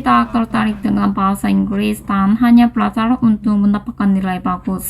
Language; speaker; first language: Indonesian; non-native, learner; Korean